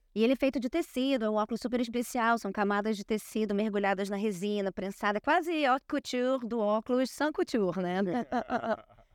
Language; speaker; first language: Portuguese; native; Portuguese